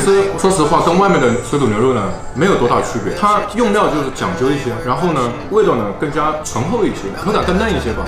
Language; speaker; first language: Chinese; native; Chinese